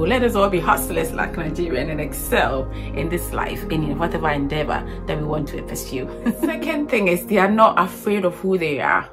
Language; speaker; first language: English; non-native, local second language; Akan